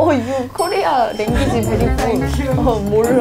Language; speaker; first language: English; non-native, learner; Korean